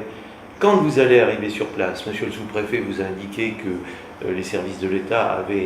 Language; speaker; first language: French; native; French